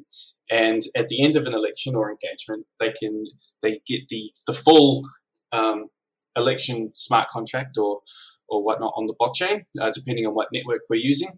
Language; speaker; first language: English; native; English